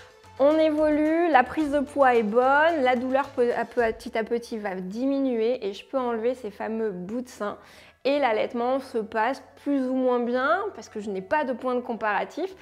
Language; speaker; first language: French; native; French